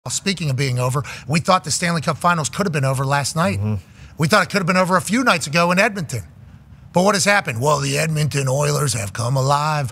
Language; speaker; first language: English; native; English